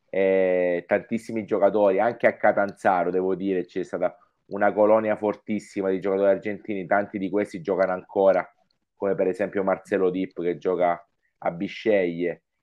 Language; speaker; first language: Italian; native; Italian